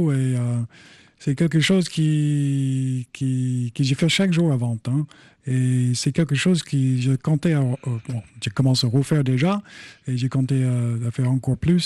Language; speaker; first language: French; non-native, fluent; English